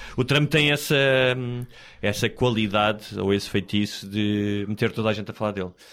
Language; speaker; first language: Portuguese; native; Portuguese